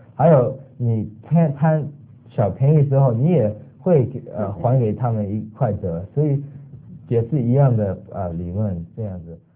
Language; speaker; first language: Chinese; early bilingual, other home language; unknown